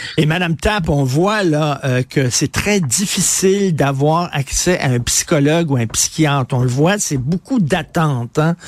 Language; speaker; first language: French; native; French